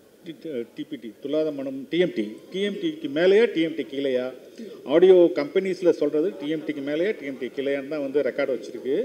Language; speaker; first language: Tamil; native; Tamil